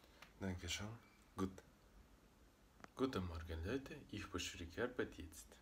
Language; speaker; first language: German; non-native, learner; Russian